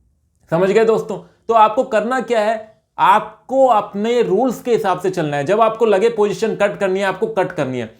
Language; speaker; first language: Hindi; native; Hindi